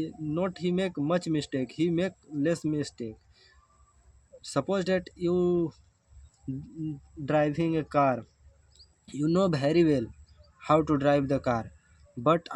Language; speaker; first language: English; non-native, learner; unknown